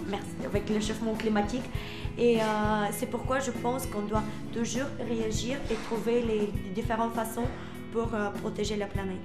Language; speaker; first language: French; non-native, fluent; Bulgarian